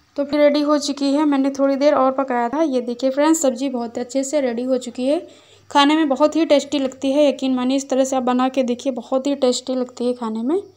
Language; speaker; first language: Hindi; native; Hindi